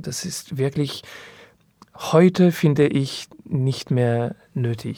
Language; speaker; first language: German; non-native, learner; French